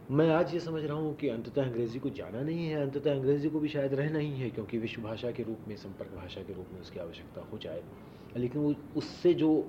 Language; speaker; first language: Hindi; non-native, local second language; Marwari